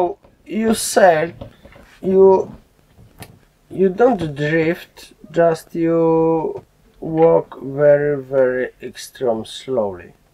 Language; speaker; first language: English; non-native, learner; Polish